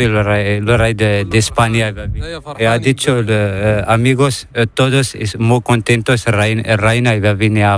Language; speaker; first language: Spanish; non-native, learner; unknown